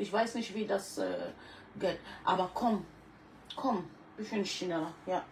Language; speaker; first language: German; non-native, learner; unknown